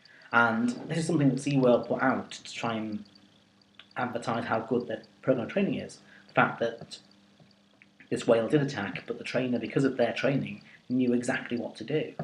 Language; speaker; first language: English; native; English